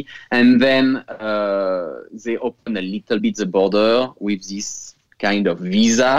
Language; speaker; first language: English; non-native, fluent; French